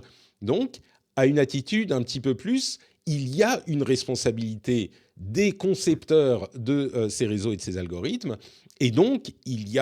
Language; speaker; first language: French; native; French